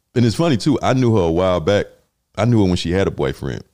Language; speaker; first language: English; native; English